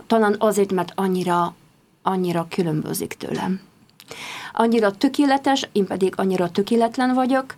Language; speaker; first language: Hungarian; non-native, fluent; Polish